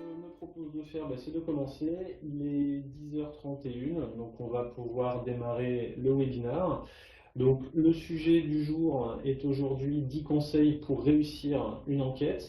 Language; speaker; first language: French; native; French